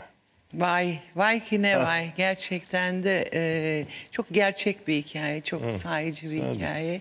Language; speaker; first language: Turkish; native; Turkish